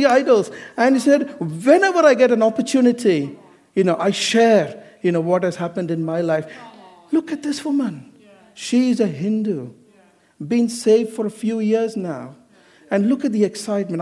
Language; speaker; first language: English; non-native, local second language; Malayalam